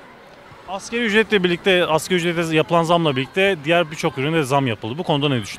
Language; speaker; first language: Turkish; native; Turkish